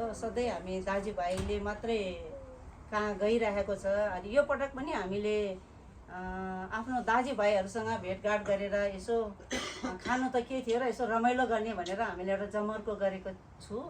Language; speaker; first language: Nepali; non-native, local second language; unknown